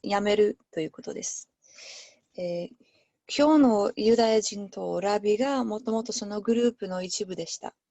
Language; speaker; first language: Japanese; non-native, learner; English